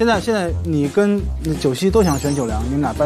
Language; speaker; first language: Chinese; native; Chinese